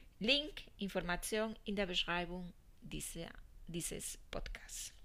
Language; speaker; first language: German; non-native, fluent; Spanish